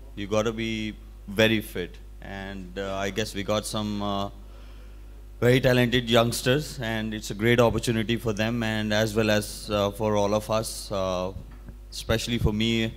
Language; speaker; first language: English; non-native, local second language; Urdu